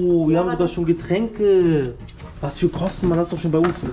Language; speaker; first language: German; early bilingual, other home language; Turkish